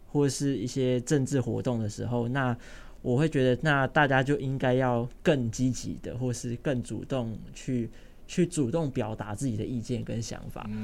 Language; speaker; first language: Chinese; non-native, local second language; Min Nan Chinese